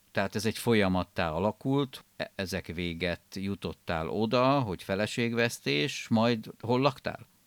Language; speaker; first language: Hungarian; native; Hungarian